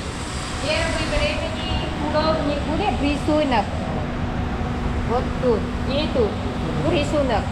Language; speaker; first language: Russian; non-native, learner; Vietnamese